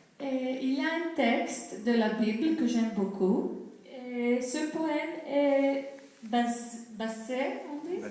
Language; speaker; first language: French; non-native, fluent; Greek